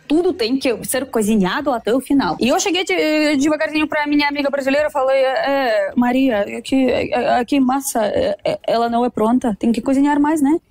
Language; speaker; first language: Portuguese; non-native, fluent; Russian